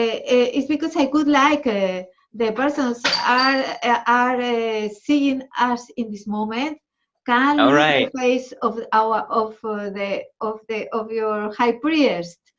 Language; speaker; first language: English; non-native, learner; Spanish